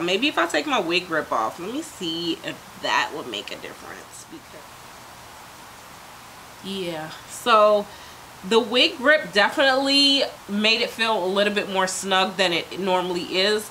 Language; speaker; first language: English; native; English